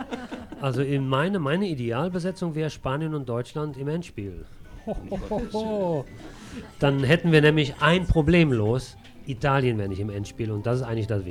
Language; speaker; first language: German; native; German